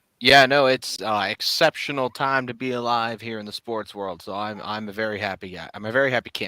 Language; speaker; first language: English; native; English